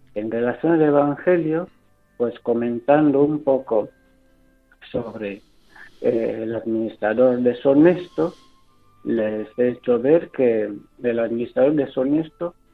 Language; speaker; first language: Spanish; non-native, local second language; Fang